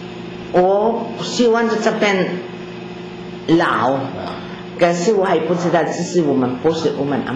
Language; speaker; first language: Chinese; non-native, learner; Filipino